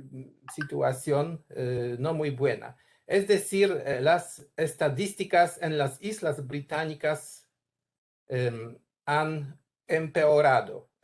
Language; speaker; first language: Spanish; non-native, learner; Polish